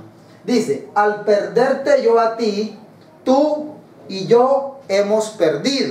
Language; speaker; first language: Spanish; native; Spanish